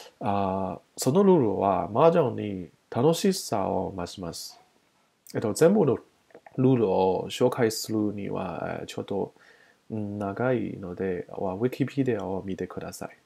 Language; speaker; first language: Japanese; non-native, learner; Chinese